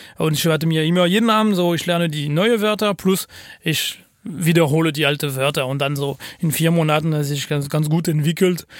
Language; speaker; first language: German; non-native, fluent; French